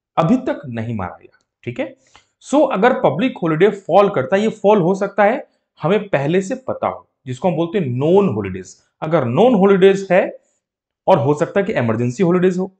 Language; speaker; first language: Hindi; native; Hindi